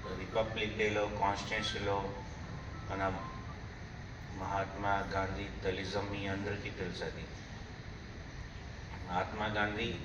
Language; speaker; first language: Telugu; non-native, local second language; Hindi